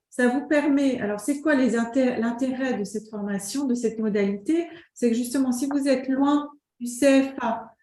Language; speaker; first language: French; native; French